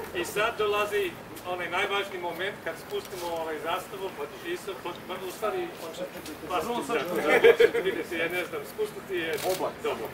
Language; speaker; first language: Serbian; non-native, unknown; English